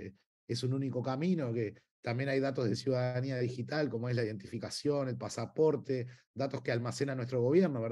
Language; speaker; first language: Spanish; native; Spanish